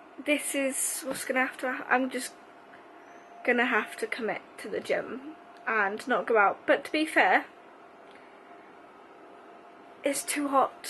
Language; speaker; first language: English; native; English